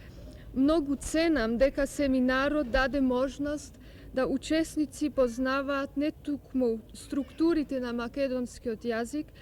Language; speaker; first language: Macedonian; non-native, learner; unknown